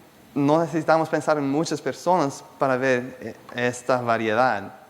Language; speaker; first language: Spanish; non-native, fluent; Portuguese